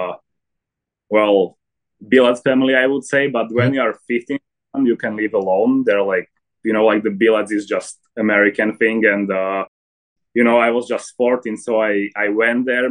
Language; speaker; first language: English; non-native, fluent; Slovak